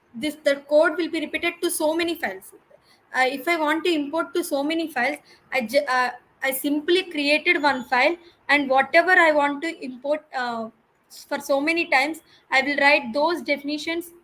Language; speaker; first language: English; non-native, local second language; Telugu